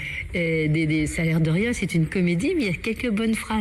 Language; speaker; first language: French; native; French